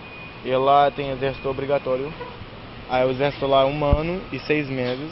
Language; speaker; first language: Portuguese; non-native, fluent; Arabic